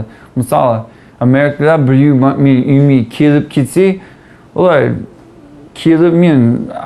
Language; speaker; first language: Kazakh; non-native, learner; English